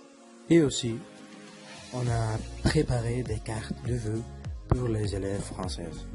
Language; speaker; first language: French; non-native, learner; Spanish